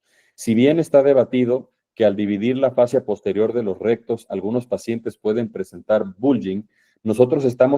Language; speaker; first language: Spanish; native; Spanish